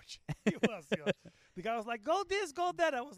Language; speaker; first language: English; non-native, fluent; Portuguese